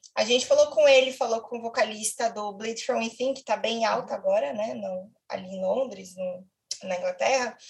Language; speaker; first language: Portuguese; native; Portuguese